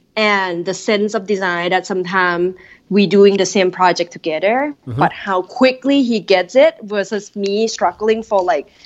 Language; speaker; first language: English; non-native, fluent; Thai